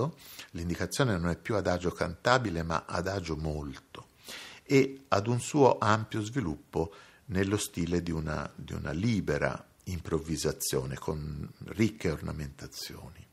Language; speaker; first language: Italian; native; Italian